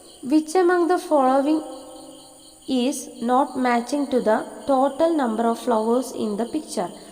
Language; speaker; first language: English; non-native, local second language; Malayalam